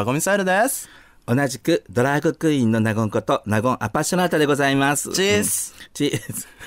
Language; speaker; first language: Japanese; native; Japanese